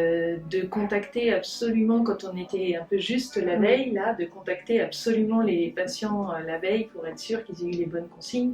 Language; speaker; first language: French; native; French